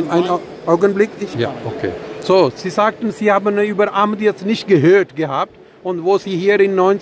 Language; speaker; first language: German; non-native, learner; Urdu